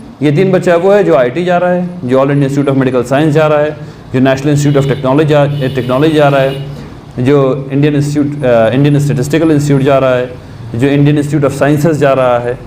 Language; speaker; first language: Urdu; native; Urdu